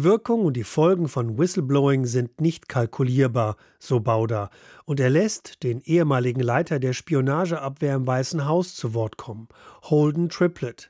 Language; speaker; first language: German; native; German